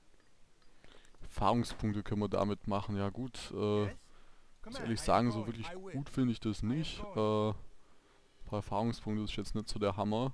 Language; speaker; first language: German; native; German